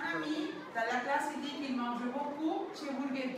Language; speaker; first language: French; non-native, fluent; Spanish